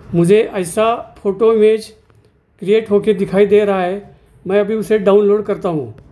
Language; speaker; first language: Hindi; non-native, local second language; Marathi